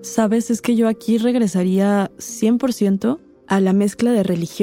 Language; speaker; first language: Spanish; native; Spanish